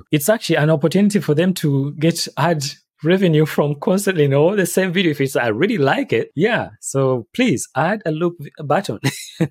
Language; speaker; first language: English; non-native, local second language; Ganda